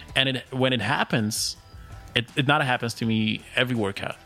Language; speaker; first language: English; early bilingual, other home language; Russian